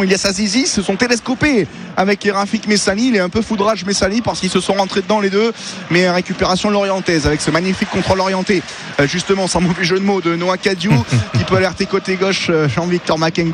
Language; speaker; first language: French; native; French